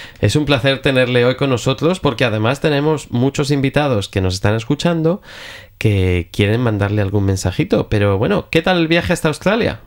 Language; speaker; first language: Spanish; native; Spanish